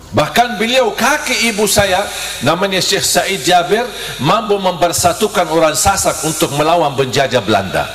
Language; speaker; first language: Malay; non-native, fluent; Arabic